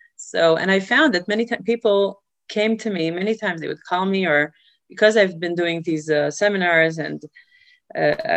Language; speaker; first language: English; early bilingual, other home language; Hebrew